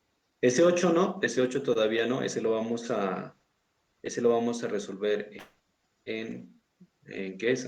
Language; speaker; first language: Spanish; native; Spanish